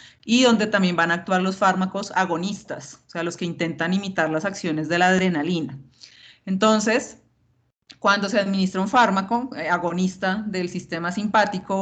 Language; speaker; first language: Spanish; native; Spanish